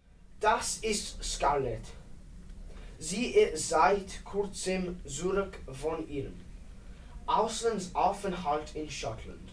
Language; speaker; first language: German; non-native, learner; English